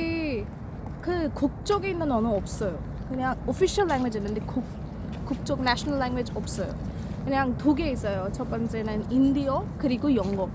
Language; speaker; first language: Korean; non-native, learner; Hindi